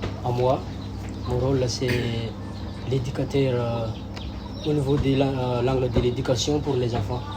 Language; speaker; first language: French; non-native, local second language; Malagasy